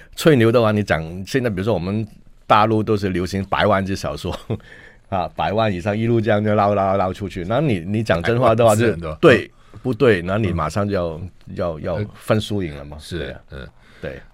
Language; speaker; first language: Chinese; non-native, local second language; Cantonese